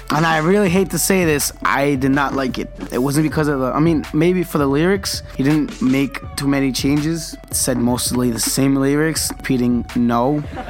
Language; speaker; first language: English; early bilingual, other home language; Spanish